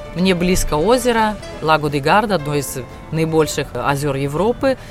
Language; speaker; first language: Russian; native; Russian